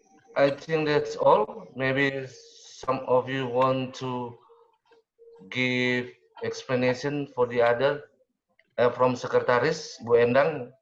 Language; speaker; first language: English; non-native, learner; Indonesian